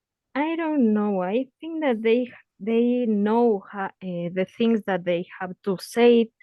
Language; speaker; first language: English; non-native, learner; Spanish